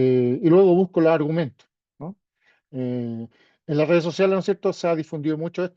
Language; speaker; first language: Spanish; native; Spanish